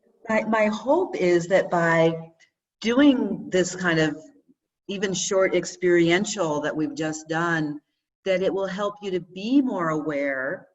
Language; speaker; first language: English; native; English